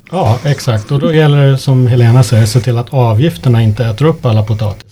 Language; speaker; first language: Swedish; early bilingual, other home language; English